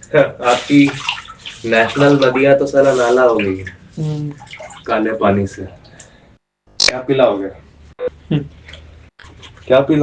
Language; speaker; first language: Hindi; native; Hindi